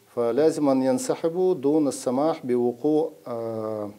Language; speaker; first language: Arabic; non-native, fluent; Russian